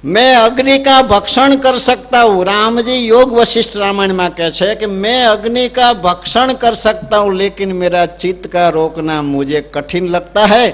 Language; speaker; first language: Hindi; non-native, local second language; Gujarati